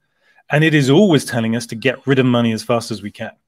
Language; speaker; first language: English; native; English